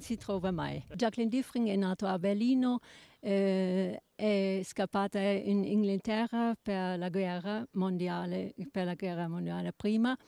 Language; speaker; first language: Italian; non-native, learner; German